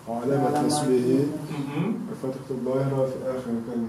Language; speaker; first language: Arabic; non-native, learner; French